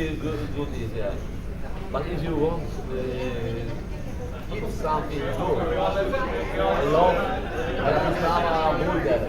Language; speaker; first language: English; non-native, learner; Polish